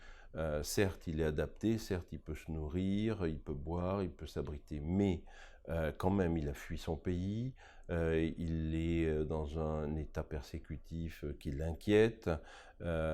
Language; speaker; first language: French; native; French